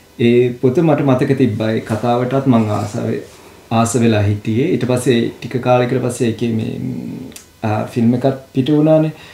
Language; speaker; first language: Sinhala; early bilingual, heritage; Sinhala